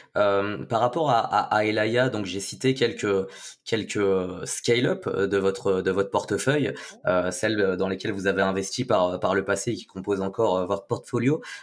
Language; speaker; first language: French; native; French